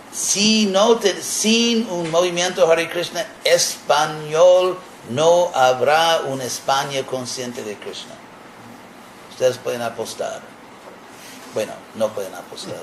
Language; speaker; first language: Spanish; non-native, fluent; English